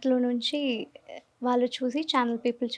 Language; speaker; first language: Telugu; non-native, learner; Malayalam